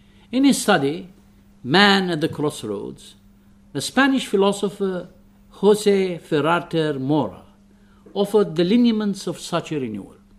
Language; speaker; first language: English; non-native, fluent; Arabic